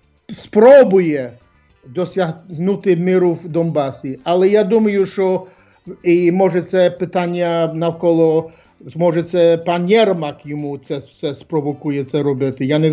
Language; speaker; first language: Ukrainian; early bilingual, heritage; English